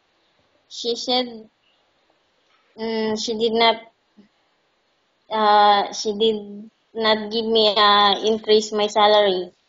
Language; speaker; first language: English; non-native, learner; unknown